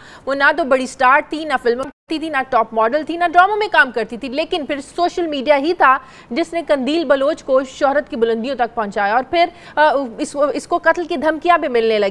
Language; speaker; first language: Urdu; native; Urdu